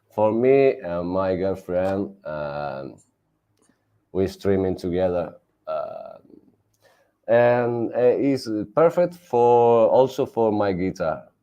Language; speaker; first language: English; non-native, learner; Italian